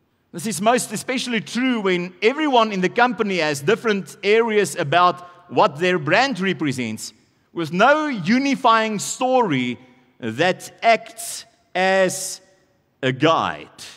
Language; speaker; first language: English; non-native, local second language; Afrikaans